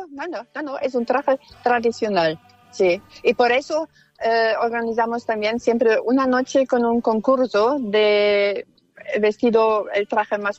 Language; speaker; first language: Spanish; non-native, fluent; German